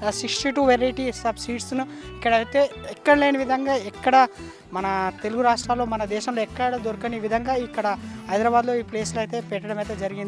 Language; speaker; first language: Telugu; native; Telugu